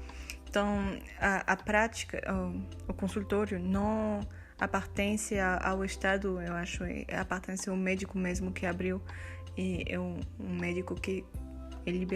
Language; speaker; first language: Portuguese; non-native, fluent; French